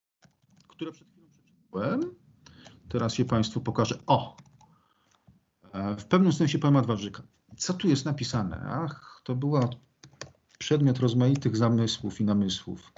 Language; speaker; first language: Polish; native; Polish